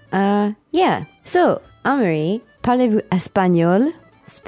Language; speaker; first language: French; non-native, learner; English